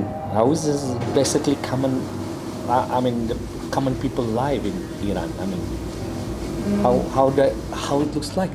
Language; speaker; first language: English; non-native, learner; Indonesian